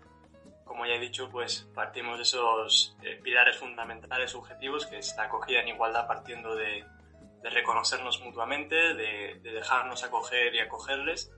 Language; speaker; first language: Spanish; native; Spanish